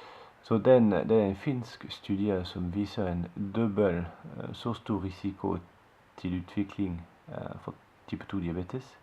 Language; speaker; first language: Norwegian; non-native, fluent; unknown